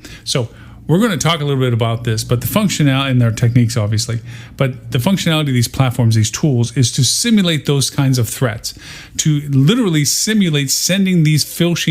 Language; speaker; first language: English; native; English